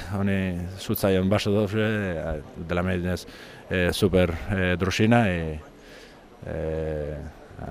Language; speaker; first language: Polish; non-native, learner; Spanish